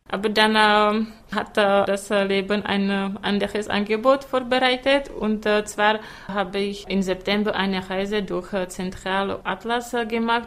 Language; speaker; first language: German; non-native, fluent; Czech